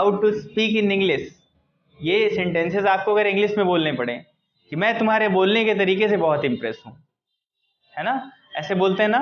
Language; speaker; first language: Hindi; native; Hindi